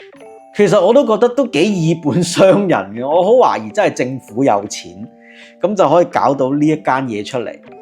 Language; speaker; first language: Cantonese; native; Cantonese